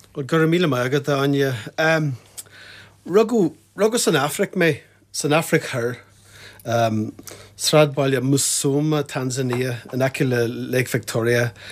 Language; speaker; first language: Irish; non-native, local second language; English